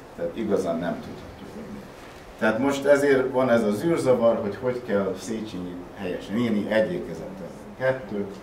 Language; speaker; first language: Hungarian; early bilingual, heritage; Hungarian